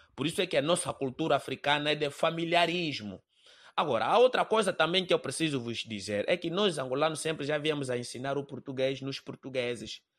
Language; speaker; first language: Portuguese; native; Portuguese